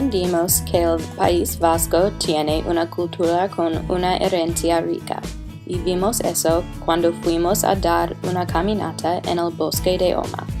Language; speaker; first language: Spanish; non-native, learner; English